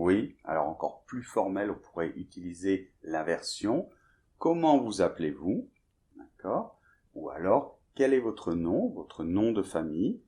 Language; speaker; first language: French; native; French